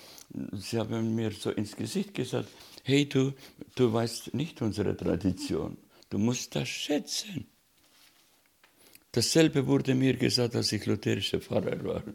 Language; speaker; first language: German; non-native, fluent; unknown